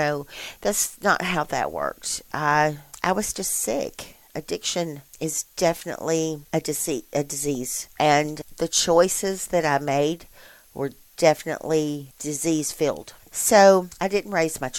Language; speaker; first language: English; native; English